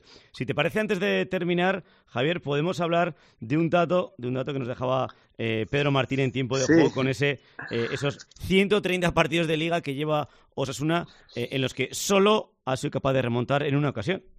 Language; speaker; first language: Spanish; native; Spanish